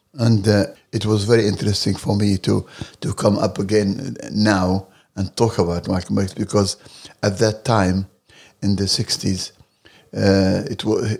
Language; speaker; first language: English; non-native, fluent; Arabic